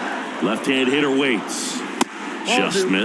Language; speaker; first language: English; native; English